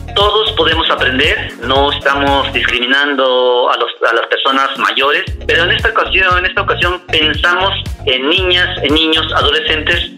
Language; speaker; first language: Spanish; non-native, local second language; Nahuatl languages